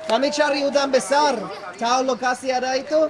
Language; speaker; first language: Indonesian; non-native, learner; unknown